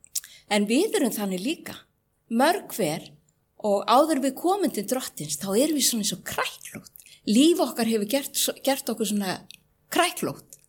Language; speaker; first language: Icelandic; native; Icelandic